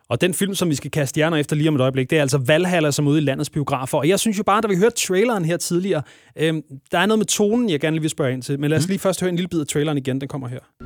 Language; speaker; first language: Danish; native; Danish